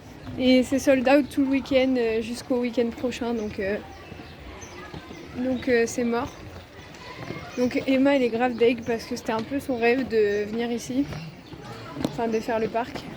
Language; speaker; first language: French; native; French